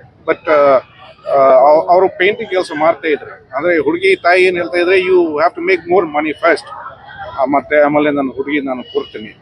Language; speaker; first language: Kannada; non-native, local second language; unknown